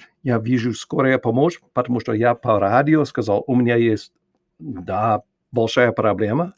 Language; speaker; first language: Russian; non-native, learner; English